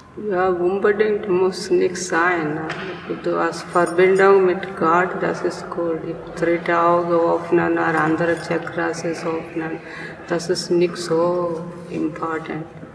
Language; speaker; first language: German; non-native, learner; Telugu